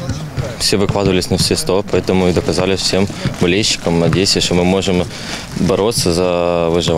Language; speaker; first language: Russian; native; Russian